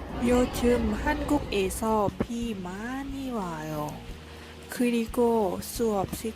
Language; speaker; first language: Korean; non-native, learner; Vietnamese